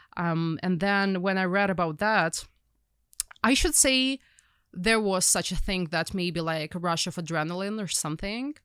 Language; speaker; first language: English; non-native, fluent; Ukrainian